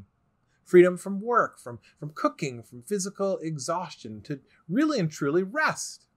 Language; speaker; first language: English; native; English